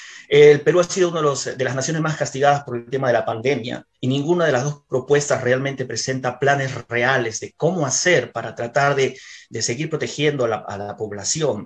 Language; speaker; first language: Spanish; native; Spanish